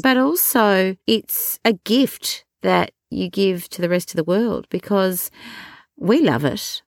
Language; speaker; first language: English; native; English